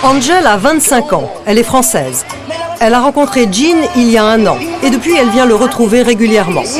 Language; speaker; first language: French; native; French